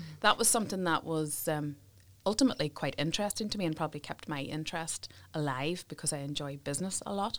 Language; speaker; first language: English; native; English